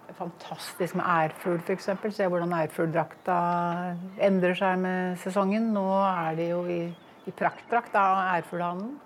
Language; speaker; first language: Norwegian; native; Norwegian